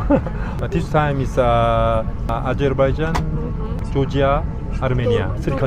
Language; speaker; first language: English; non-native, learner; Korean